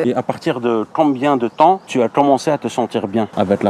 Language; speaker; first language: French; native; French